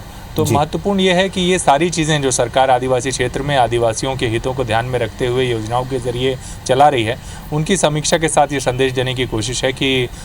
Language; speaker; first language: Hindi; native; Hindi